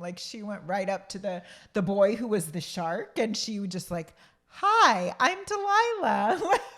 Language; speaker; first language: English; native; English